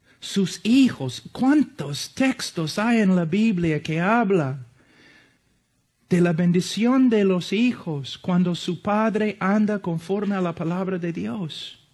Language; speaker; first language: Spanish; non-native, fluent; English